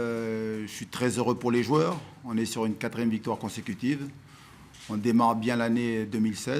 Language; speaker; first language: French; native; French